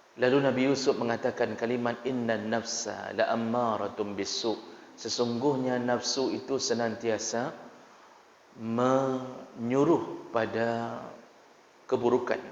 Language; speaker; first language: Malay; non-native, local second language; Achinese